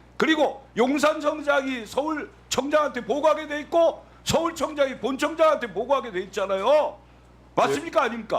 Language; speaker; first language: Korean; native; Korean